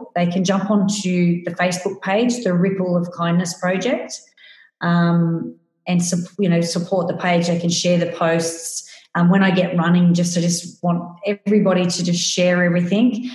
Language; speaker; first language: English; native; English